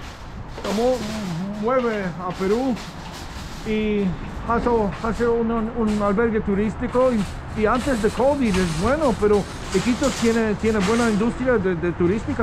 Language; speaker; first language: Spanish; non-native, learner; Polish